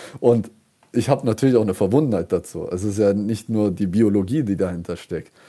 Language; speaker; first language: German; early bilingual, other home language; Kurdish